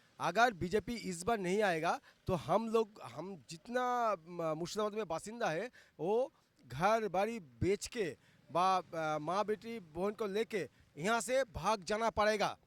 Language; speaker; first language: Hindi; non-native, local second language; Bangla